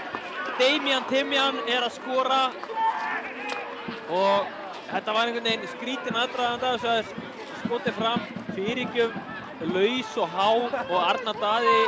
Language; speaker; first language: Icelandic; native; Icelandic